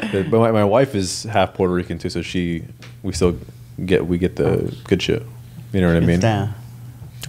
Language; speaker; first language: English; native; English